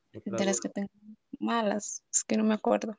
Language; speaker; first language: Spanish; native; Spanish